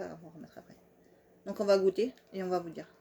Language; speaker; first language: French; native; French